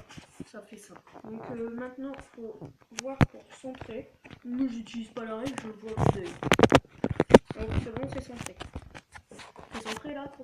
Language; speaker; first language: French; native; French